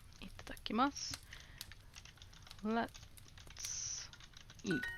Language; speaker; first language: Japanese; non-native, learner; English